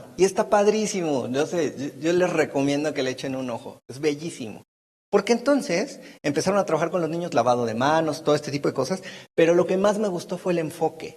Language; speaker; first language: Spanish; native; Spanish